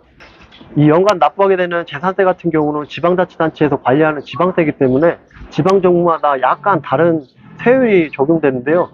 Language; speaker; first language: Korean; native; Korean